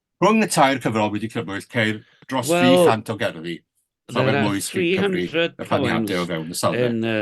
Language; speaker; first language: Welsh; native; Welsh